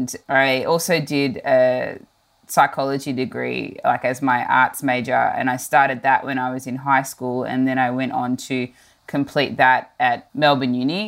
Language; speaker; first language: English; native; English